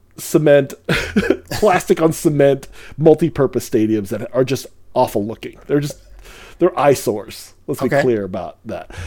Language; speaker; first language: English; early bilingual, other home language; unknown